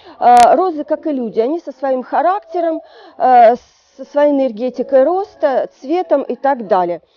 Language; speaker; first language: Russian; native; Russian